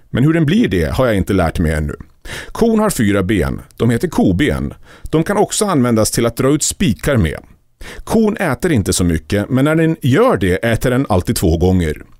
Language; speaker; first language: Swedish; native; Swedish